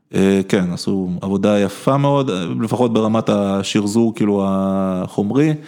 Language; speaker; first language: Hebrew; early bilingual, other home language; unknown